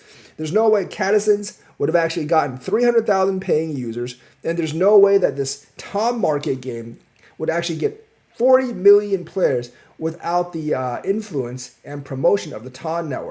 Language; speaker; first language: English; native; English